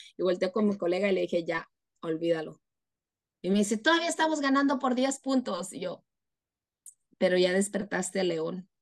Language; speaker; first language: Spanish; early bilingual, heritage; Spanish